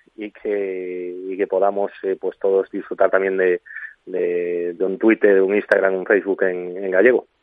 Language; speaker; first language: Spanish; native; Spanish